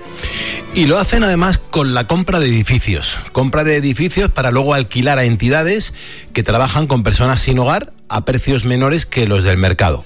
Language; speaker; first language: Spanish; native; Spanish